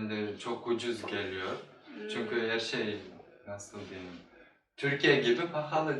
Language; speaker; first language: Turkish; non-native, learner; Kyrgyz